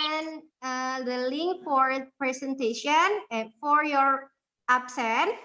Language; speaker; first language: English; non-native, fluent; Indonesian